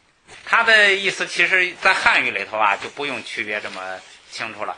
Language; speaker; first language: Chinese; native; Chinese